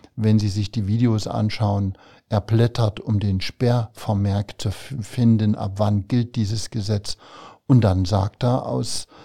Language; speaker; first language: German; native; German